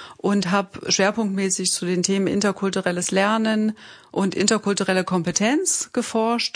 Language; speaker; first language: German; native; German